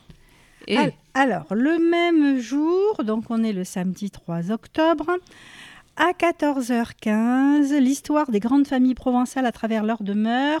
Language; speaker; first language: French; native; French